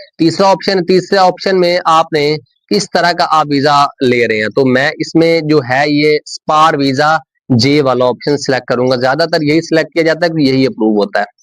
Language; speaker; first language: Urdu; non-native, local second language; Punjabi